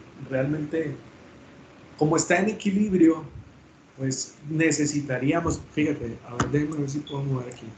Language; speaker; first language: Spanish; native; Spanish